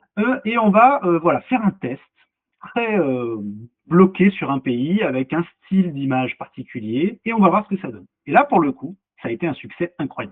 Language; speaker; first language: French; native; French